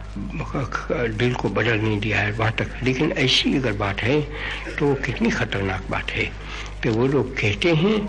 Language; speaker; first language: Hindi; non-native, local second language; Gujarati